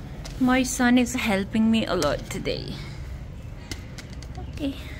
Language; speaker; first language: English; non-native, fluent; Chinese